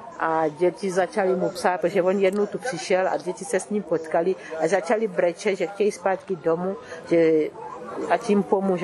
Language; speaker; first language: Czech; early bilingual, other home language; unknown